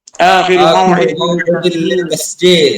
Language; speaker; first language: Arabic; non-native, learner; Bangla